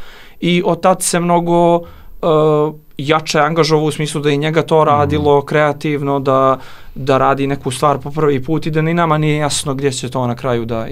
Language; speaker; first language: Serbian; native; Serbian